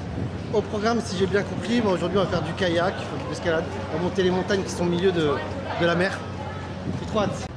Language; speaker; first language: French; native; French